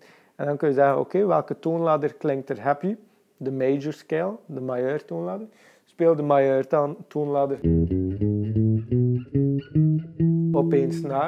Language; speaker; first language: Dutch; native; Dutch